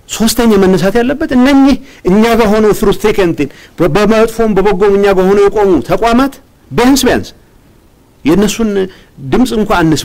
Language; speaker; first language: Amharic; non-native, local second language; Tigrinya